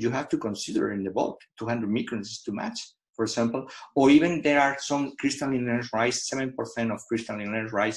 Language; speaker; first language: English; non-native, fluent; Spanish